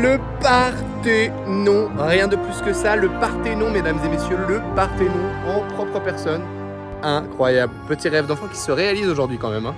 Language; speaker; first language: French; native; French